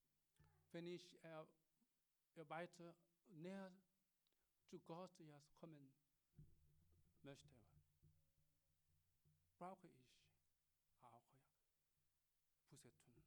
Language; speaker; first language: German; non-native, learner; Korean